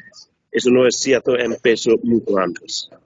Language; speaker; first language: Spanish; non-native, learner; German